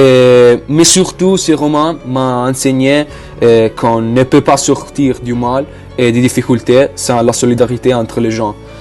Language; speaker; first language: French; non-native, learner; Italian